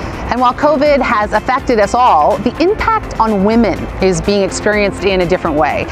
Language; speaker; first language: English; native; English